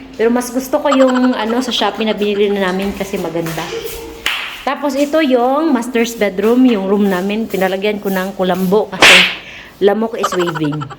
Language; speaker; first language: Filipino; non-native, local second language; Cebuano